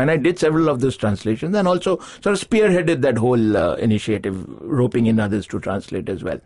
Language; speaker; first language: English; non-native, local second language; Bangla